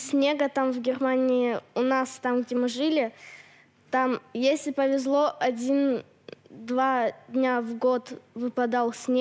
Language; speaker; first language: Russian; early bilingual, heritage; Russian